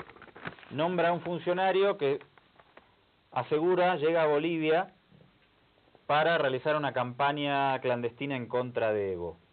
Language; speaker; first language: Spanish; native; Spanish